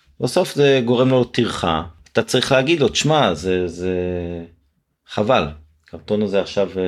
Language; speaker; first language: Hebrew; native; Hebrew